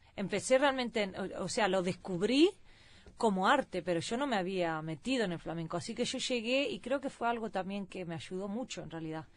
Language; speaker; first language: Spanish; early bilingual, heritage; Swedish